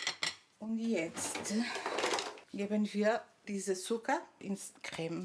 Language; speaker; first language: German; non-native, learner; Portuguese